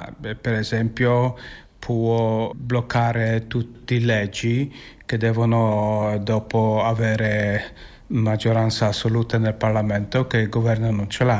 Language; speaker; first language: Italian; non-native, fluent; Polish